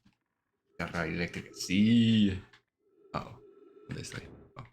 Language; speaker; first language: Spanish; non-native, learner; English